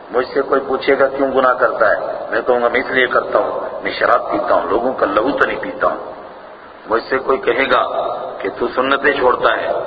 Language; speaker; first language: Urdu; non-native, local second language; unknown